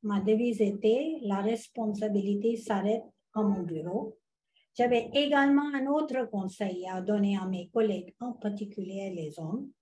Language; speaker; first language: French; non-native, fluent; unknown